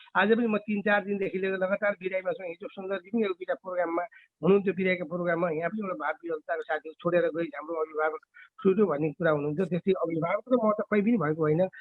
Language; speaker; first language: Nepali; native; Nepali